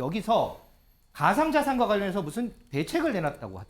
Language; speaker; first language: Korean; native; Korean